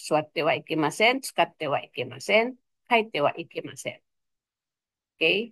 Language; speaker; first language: Japanese; non-native, fluent; Filipino